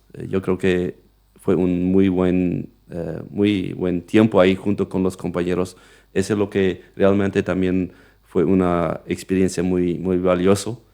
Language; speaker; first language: Spanish; non-native, local second language; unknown